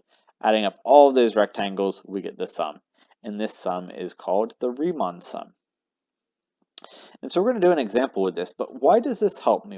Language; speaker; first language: English; native; English